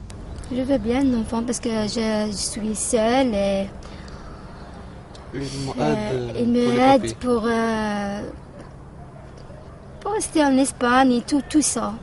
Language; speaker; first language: French; non-native, local second language; Arabic